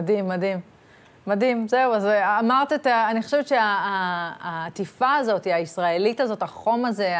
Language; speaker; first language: Hebrew; native; Hebrew